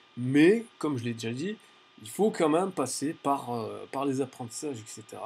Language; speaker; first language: French; native; French